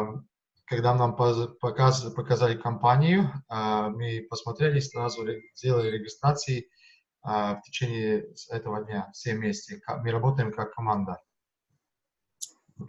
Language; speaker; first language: Russian; non-native, fluent; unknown